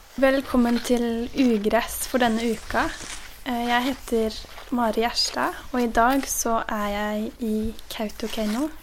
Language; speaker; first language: Norwegian; native; Norwegian